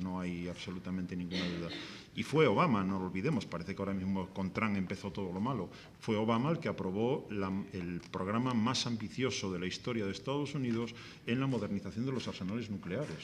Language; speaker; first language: Spanish; native; Spanish